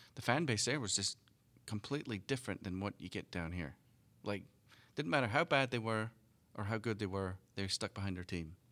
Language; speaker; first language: English; native; English